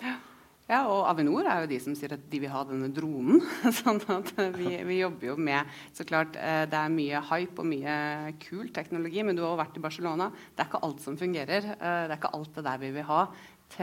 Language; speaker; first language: Norwegian; native; Norwegian